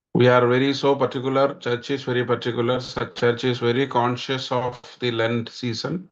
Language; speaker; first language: English; non-native, local second language; Malayalam